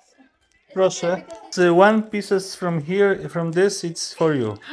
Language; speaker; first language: English; non-native, learner; Polish